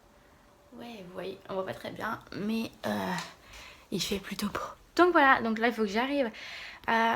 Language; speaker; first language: French; native; French